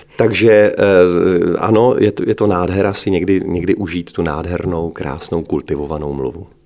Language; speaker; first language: Czech; native; Czech